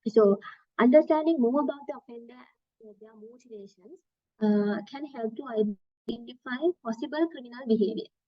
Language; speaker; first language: English; non-native, local second language; Sinhala